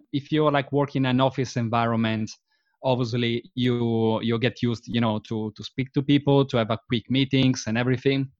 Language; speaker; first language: English; non-native, fluent; Italian